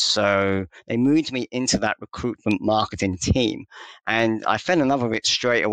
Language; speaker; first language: English; native; English